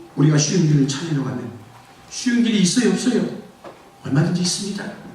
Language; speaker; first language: Korean; native; Korean